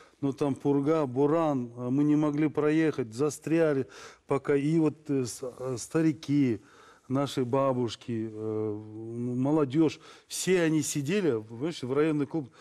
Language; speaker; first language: Russian; non-native, local second language; Kazakh